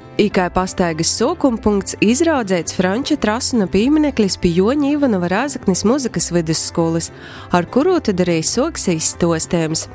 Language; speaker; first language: Latvian; native; Latvian